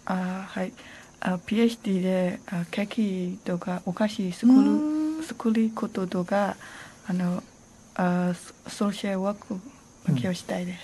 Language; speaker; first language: Japanese; non-native, learner; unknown